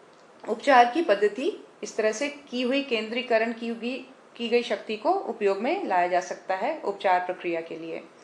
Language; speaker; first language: Hindi; native; Hindi